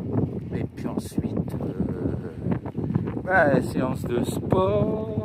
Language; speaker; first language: French; native; French